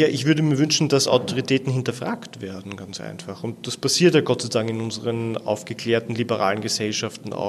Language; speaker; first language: German; native; German